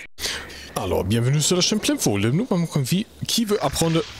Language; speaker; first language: French; non-native, learner; German